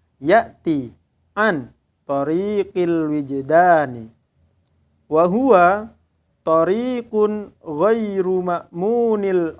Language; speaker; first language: Arabic; non-native, fluent; Indonesian